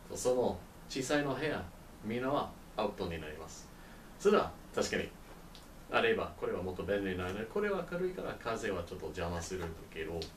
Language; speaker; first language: Japanese; non-native, learner; English